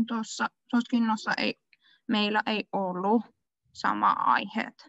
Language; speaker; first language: Finnish; non-native, learner; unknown